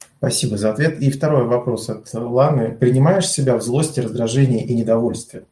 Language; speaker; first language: Russian; native; Russian